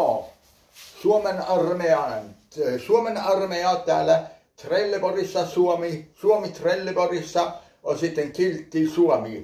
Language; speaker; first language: Finnish; early bilingual, heritage; Finnish